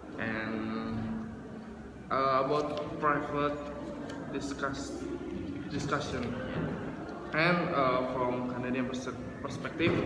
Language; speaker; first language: English; non-native, learner; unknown